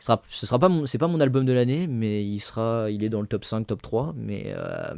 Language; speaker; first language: French; native; French